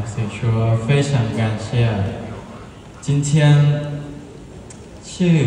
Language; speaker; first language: Chinese; non-native, learner; Thai